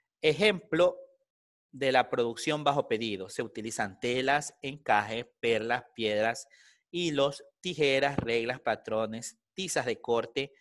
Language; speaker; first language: Spanish; native; Spanish